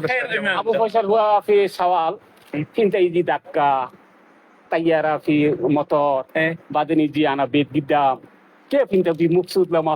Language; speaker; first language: Arabic; non-native, learner; Bangla